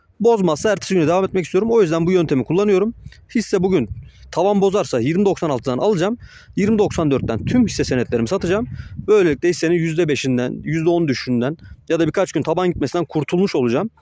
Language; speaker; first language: Turkish; native; Turkish